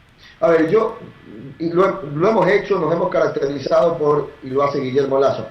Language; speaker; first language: Spanish; native; Spanish